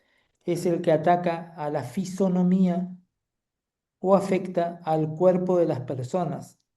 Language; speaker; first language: Spanish; native; Spanish